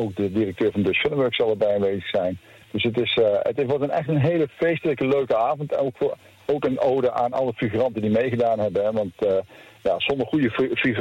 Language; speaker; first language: Dutch; native; Dutch